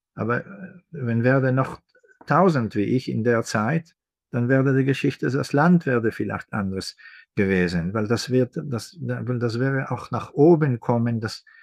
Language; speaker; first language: German; non-native, fluent; Hebrew